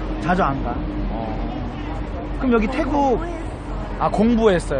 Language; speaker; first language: Korean; non-native, learner; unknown